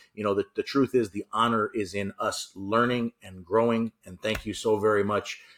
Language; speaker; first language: English; native; English